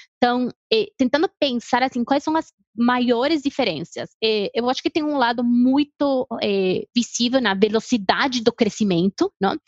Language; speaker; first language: Portuguese; non-native, fluent; Spanish